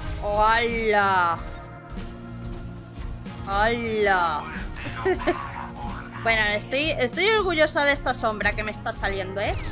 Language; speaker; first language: Spanish; native; Spanish